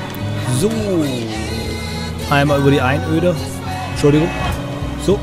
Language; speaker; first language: German; native; German